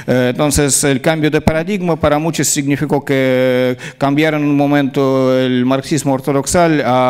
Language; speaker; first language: Spanish; non-native, fluent; Russian